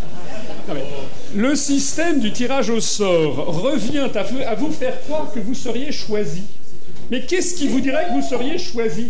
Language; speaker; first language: French; native; French